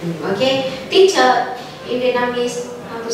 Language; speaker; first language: English; non-native, learner; Vietnamese